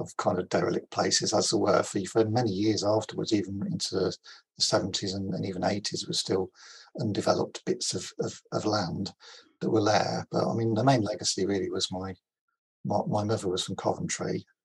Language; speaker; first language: English; native; English